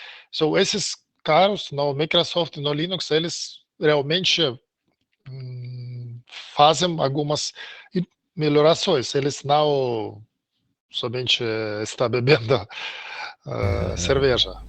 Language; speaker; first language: Portuguese; non-native, learner; Russian